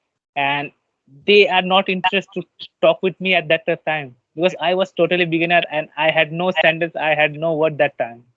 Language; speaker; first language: English; non-native, learner; Bangla